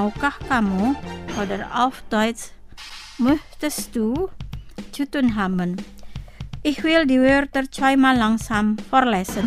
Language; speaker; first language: German; non-native, fluent; Indonesian